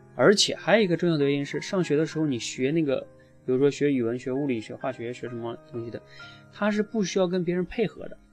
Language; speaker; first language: Chinese; native; Chinese